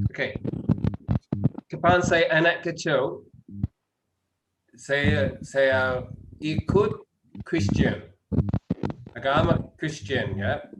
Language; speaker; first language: Indonesian; non-native, learner; English